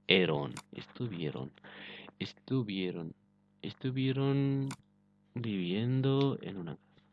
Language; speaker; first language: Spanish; non-native, fluent; Urdu